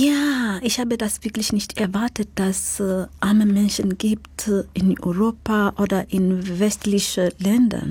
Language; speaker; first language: German; non-native, fluent; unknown